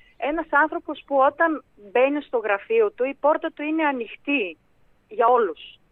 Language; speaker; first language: Greek; non-native, fluent; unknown